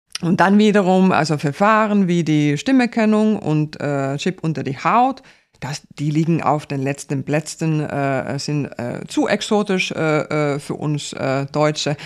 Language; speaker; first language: German; non-native, fluent; Finnish